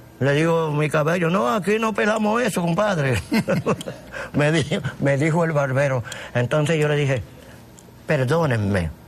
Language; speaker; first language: Spanish; native; Spanish